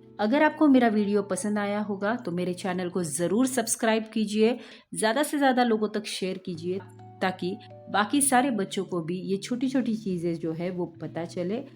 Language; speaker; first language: Hindi; non-native, local second language; Marathi